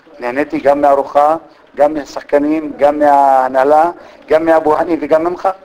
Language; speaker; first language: Hebrew; non-native, local second language; Arabic